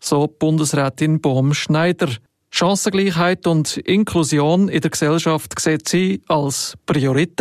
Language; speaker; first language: German; native; German